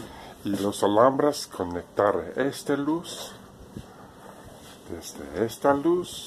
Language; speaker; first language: Spanish; non-native, learner; English